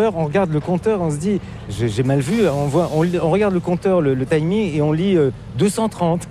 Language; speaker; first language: French; native; French